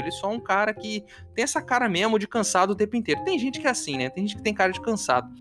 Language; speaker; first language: Portuguese; native; Portuguese